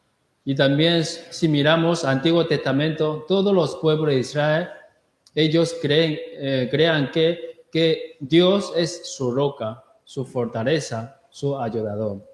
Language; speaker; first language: Spanish; non-native, learner; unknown